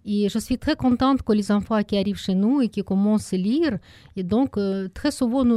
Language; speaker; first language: French; non-native, learner; Russian